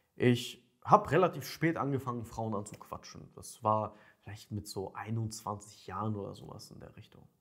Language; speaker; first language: German; early bilingual, other home language; Ukrainian